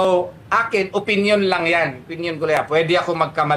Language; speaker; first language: Filipino; native; Filipino